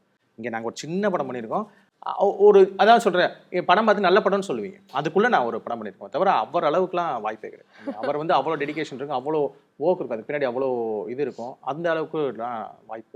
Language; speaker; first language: Tamil; native; Tamil